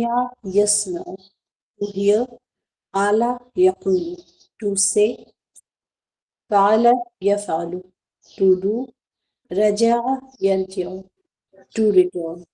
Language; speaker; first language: Arabic; non-native, learner; Urdu